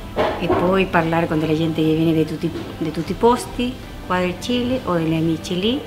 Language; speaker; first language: Italian; non-native, fluent; Spanish